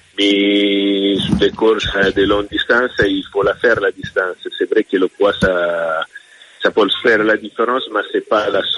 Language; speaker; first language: French; non-native, fluent; Italian